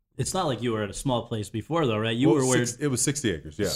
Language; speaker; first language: English; native; English